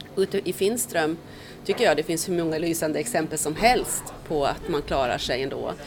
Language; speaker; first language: Swedish; native; Swedish